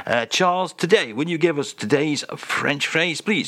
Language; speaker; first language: English; native; English